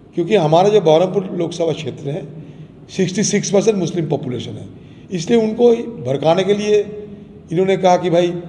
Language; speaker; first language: Hindi; non-native, local second language; Bangla